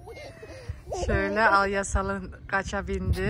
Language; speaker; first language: Turkish; early bilingual, heritage; Turkish